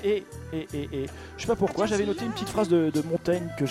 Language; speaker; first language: French; native; French